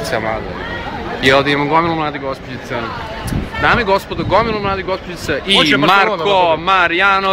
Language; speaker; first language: Croatian; native; Croatian